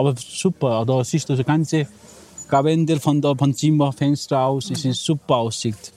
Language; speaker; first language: German; non-native, learner; Nepali